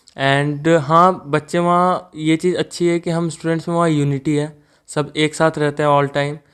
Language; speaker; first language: Hindi; native; Hindi